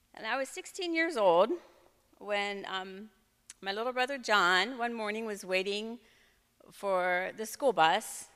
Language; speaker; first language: English; native; English